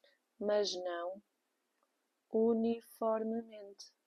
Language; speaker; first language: Portuguese; native; Portuguese